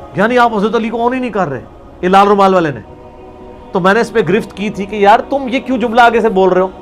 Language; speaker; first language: Urdu; non-native, local second language; Punjabi